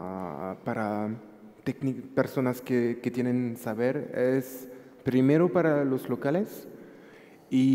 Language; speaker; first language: Spanish; non-native, fluent; French